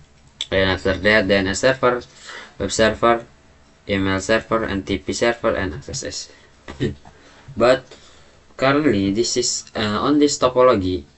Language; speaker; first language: English; non-native, learner; Indonesian